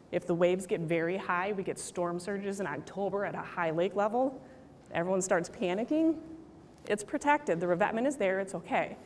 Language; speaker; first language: English; native; English